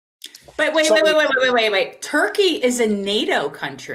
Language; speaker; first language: English; native; English